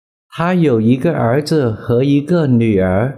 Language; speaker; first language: Chinese; non-native, fluent; Vietnamese